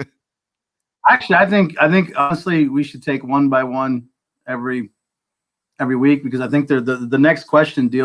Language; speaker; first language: English; native; English